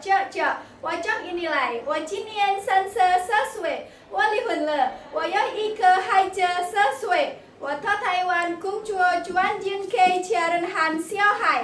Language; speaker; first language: Chinese; non-native, learner; Indonesian